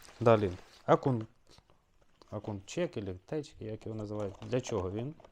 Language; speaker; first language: Ukrainian; non-native, local second language; Russian